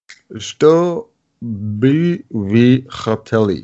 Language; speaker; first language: Russian; non-native, learner; German